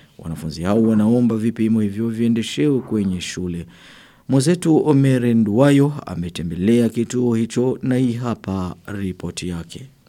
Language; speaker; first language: Swahili; non-native, local second language; Rundi